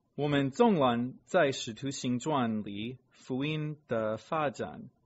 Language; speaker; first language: Chinese; non-native, fluent; English